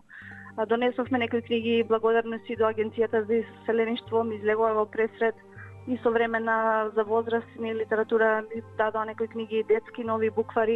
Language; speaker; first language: Macedonian; native; Macedonian